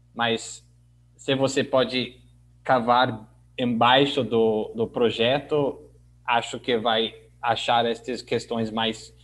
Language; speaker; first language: Portuguese; non-native, learner; English